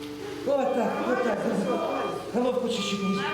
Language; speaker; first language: Russian; native; Russian